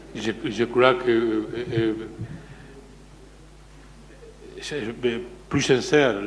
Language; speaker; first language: French; non-native, fluent; Spanish